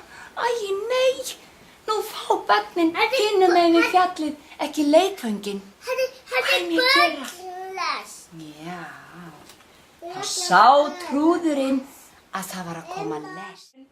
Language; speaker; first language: Icelandic; non-native, fluent; Danish